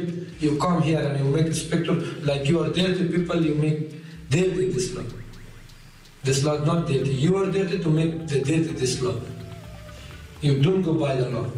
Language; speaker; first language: English; non-native, learner; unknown